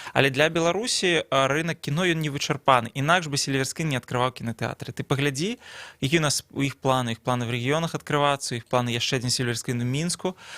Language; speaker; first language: Belarusian; non-native, local second language; Russian